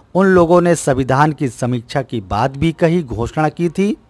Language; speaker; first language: Hindi; native; Hindi